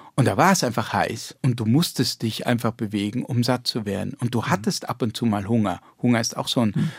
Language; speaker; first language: German; early bilingual, heritage; German